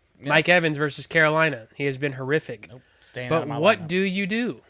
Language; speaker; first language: English; native; English